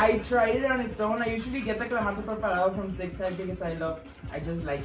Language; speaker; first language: English; early bilingual, other home language; Spanish